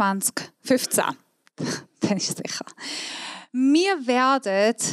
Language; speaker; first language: German; non-native, fluent; Persian